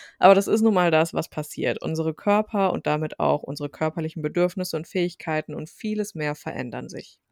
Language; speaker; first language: German; early bilingual, other home language; Turkish